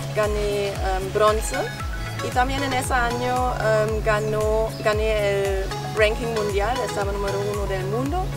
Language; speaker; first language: Spanish; non-native, fluent; German